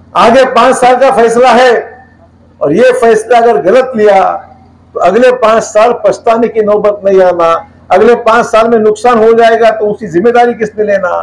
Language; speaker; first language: Hindi; non-native, local second language; Marathi